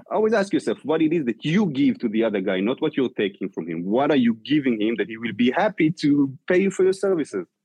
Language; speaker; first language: English; non-native, fluent; Hebrew